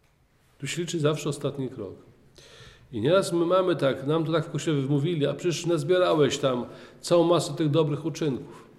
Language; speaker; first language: Polish; native; Polish